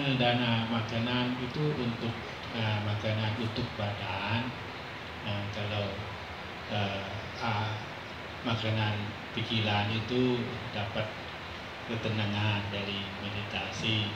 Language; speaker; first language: Indonesian; non-native, fluent; Thai